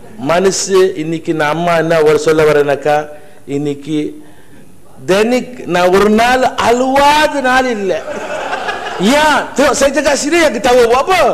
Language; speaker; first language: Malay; non-native, local second language; Tamil